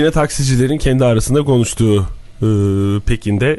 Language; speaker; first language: Turkish; native; Turkish